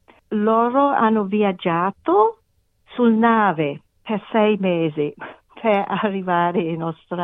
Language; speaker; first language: Italian; non-native, learner; German